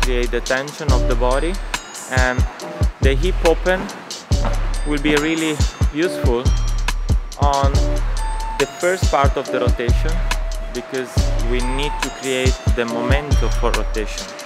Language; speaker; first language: English; non-native, fluent; Italian